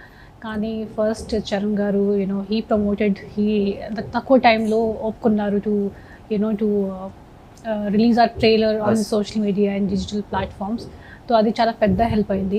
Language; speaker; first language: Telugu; non-native, local second language; Hindi